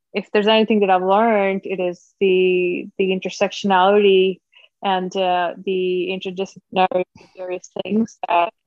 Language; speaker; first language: English; non-native, local second language; Punjabi